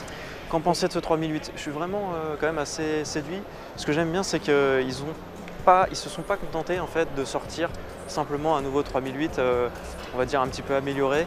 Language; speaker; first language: French; native; French